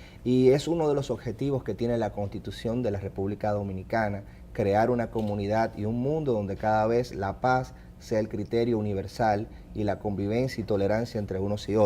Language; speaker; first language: Spanish; native; Spanish